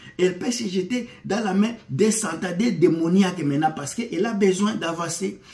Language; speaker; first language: French; non-native, local second language; Lingala